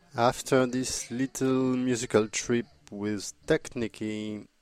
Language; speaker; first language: English; non-native, fluent; French